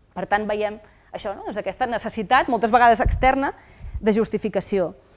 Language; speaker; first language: Catalan; native; Catalan